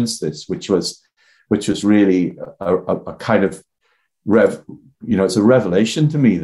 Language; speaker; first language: English; native; English